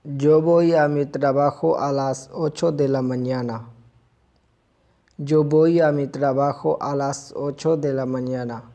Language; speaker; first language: Spanish; non-native, fluent; Urdu